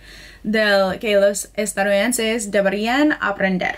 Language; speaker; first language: Spanish; non-native, fluent; English